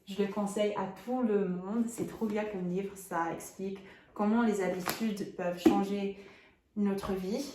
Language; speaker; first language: French; non-native, fluent; English